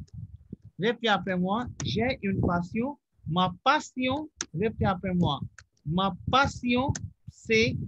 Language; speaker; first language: French; non-native, fluent; Hindi